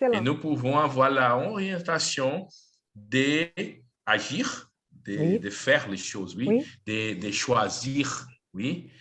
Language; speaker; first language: French; non-native, learner; Portuguese